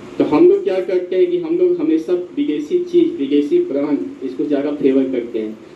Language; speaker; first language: Hindi; native; Hindi